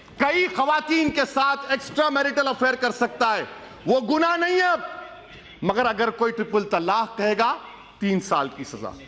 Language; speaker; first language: Urdu; native; Urdu